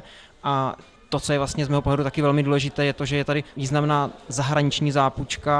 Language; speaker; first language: Czech; native; Czech